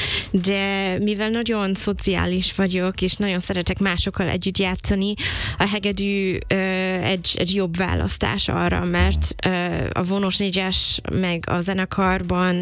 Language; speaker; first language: Hungarian; non-native, fluent; English